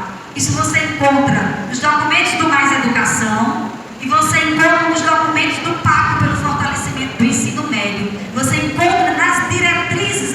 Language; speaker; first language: Portuguese; native; Portuguese